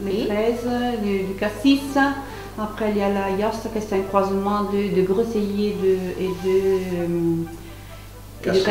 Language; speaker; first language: French; non-native, local second language; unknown